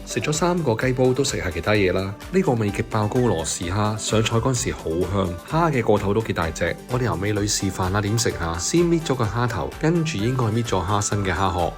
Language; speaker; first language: Cantonese; native; Cantonese